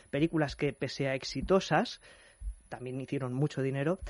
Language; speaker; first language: Spanish; native; Spanish